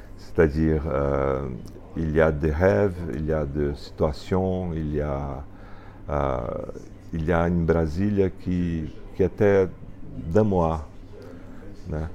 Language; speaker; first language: French; non-native, fluent; Portuguese